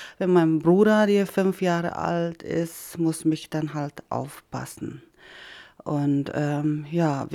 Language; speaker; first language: German; non-native, fluent; Filipino